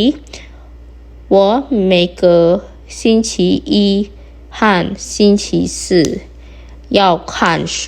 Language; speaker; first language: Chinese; non-native, fluent; Indonesian